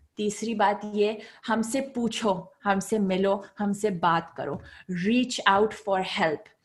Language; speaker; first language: Urdu; native; Urdu